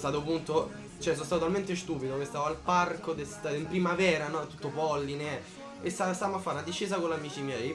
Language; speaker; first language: Italian; early bilingual, other home language; Polish